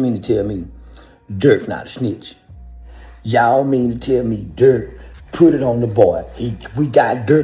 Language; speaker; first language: English; native; English